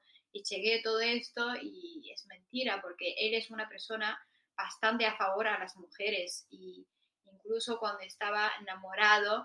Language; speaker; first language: Spanish; non-native, fluent; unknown